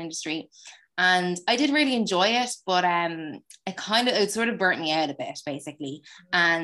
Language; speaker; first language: English; native; English